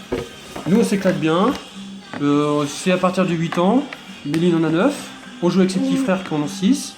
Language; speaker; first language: French; native; French